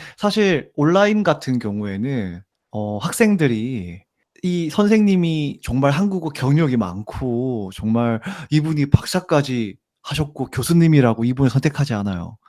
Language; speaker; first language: Korean; native; Korean